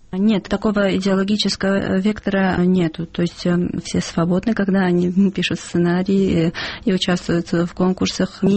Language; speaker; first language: Russian; non-native, local second language; Georgian